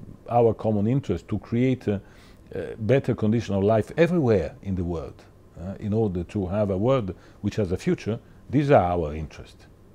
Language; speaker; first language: English; non-native, fluent; Italian